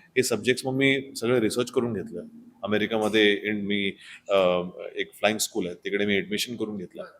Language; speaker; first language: Marathi; non-native, local second language; Hindi